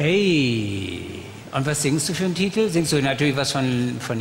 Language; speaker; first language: German; native; German